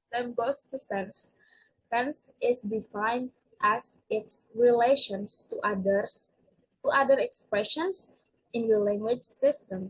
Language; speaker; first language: English; non-native, learner; Indonesian